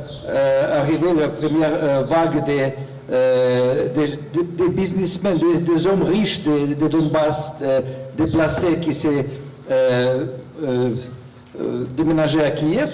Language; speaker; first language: French; non-native, fluent; Russian